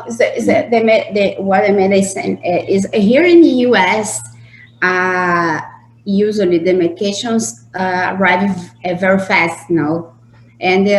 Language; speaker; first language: English; non-native, learner; Portuguese